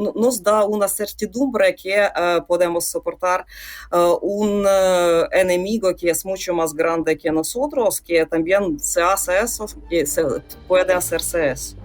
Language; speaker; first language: Spanish; non-native, fluent; Ukrainian